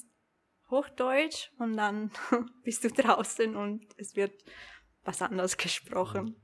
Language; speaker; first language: German; non-native, local second language; Italian